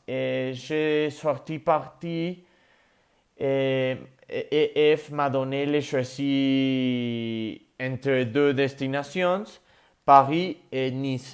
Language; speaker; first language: French; non-native, learner; Spanish